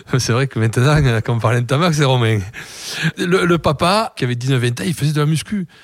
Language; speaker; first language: French; native; French